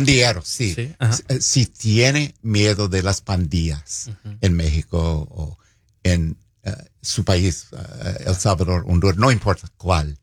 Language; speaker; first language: Spanish; non-native, fluent; English